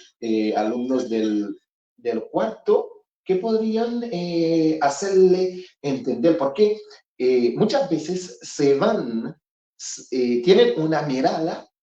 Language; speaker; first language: Spanish; non-native, fluent; Haitian Creole